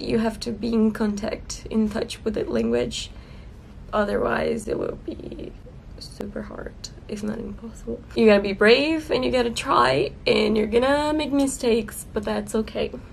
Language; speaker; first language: English; non-native, learner; Portuguese